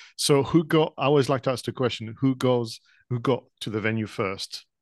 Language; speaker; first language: English; non-native, fluent; French